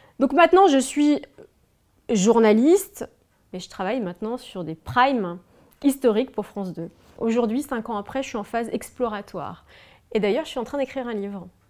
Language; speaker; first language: French; native; French